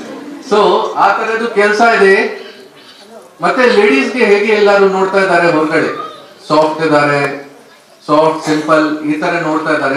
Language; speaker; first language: Kannada; non-native, local second language; Hindi